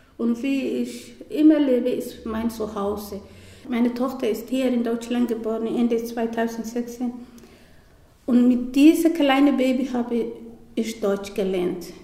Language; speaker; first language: German; non-native, learner; Somali